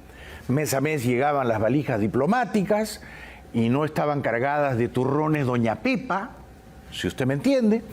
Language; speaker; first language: Spanish; native; Spanish